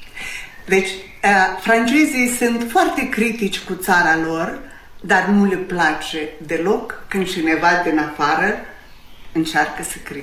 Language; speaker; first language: Romanian; native; Romanian